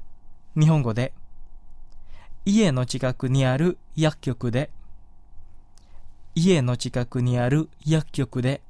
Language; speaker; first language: Japanese; non-native, fluent; Indonesian